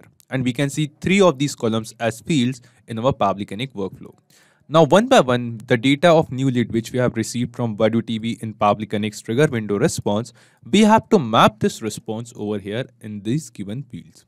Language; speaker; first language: English; non-native, local second language; Hindi